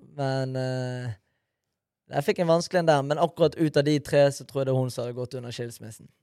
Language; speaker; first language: Norwegian; early bilingual, other home language; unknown